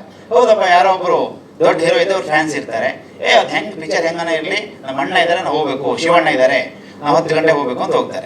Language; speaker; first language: Kannada; native; Kannada